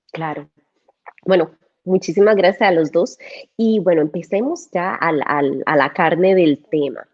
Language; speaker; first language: Spanish; native; Spanish